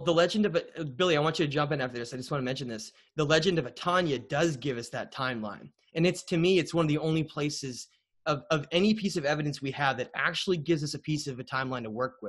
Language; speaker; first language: English; native; English